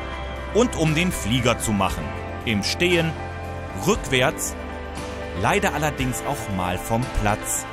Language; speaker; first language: German; native; German